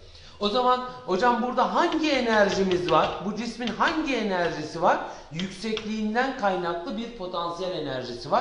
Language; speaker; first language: Turkish; native; Turkish